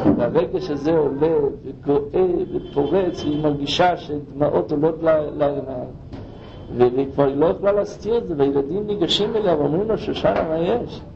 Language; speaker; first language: Hebrew; non-native, fluent; English